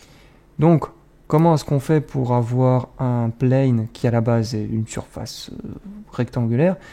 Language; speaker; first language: French; native; French